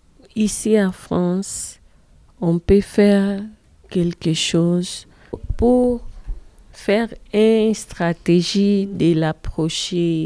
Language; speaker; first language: French; non-native, learner; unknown